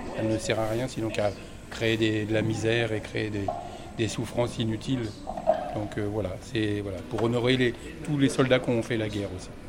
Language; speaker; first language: French; native; French